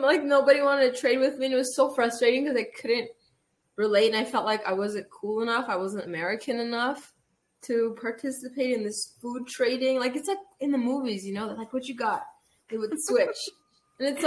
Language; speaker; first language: English; early bilingual, other home language; Armenian